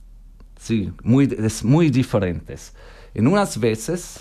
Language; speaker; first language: Spanish; non-native, learner; German